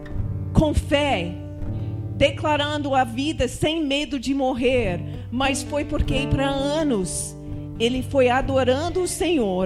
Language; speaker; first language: Portuguese; non-native, fluent; English